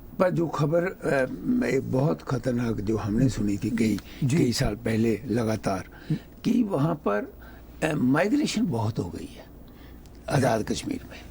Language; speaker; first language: Urdu; non-native, local second language; Punjabi